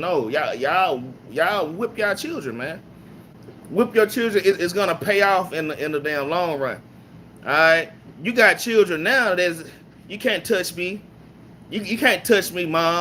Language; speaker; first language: English; native; English